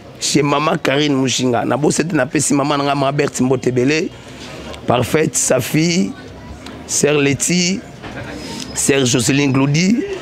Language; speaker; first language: Lingala; native; Lingala